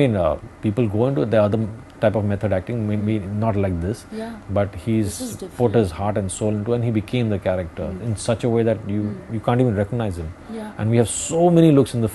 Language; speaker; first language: English; non-native, local second language; Hindi